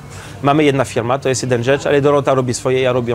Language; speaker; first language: Polish; non-native, learner; French